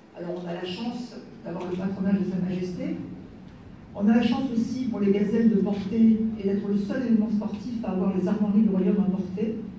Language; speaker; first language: French; native; French